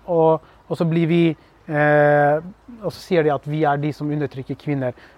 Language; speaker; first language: Norwegian; early bilingual, other home language; Kurdish